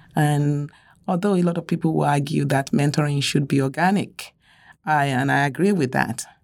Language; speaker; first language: English; non-native, local second language; Yoruba